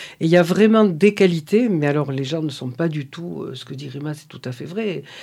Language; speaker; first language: French; native; French